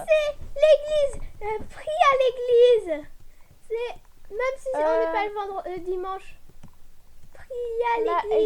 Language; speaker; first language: French; native; French